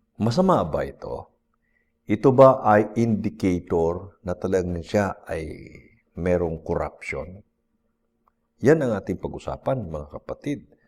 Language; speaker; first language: Filipino; non-native, local second language; Cebuano